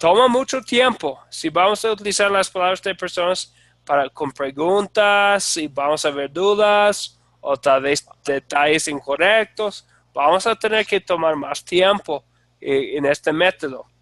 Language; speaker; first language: Spanish; non-native, fluent; English